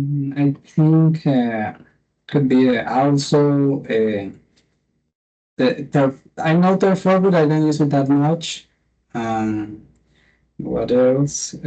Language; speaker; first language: English; non-native, learner; Spanish